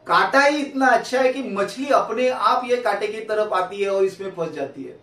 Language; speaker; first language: Hindi; non-native, local second language; Marathi